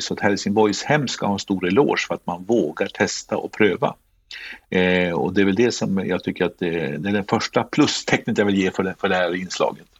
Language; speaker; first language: Swedish; native; Swedish